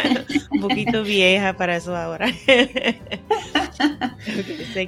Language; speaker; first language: Spanish; non-native, fluent; English